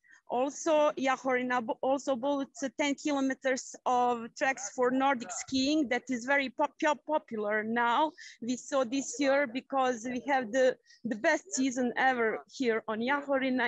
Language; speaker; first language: English; non-native, fluent; Croatian